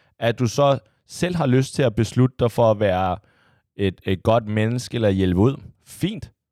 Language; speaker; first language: Danish; early bilingual, other home language; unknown